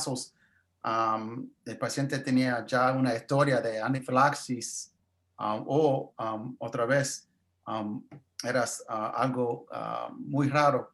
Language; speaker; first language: Spanish; early bilingual, heritage; English